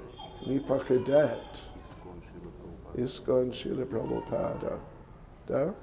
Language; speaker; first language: Russian; non-native, learner; English